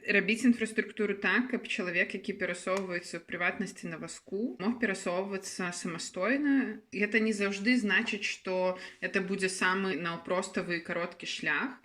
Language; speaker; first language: Belarusian; native; Belarusian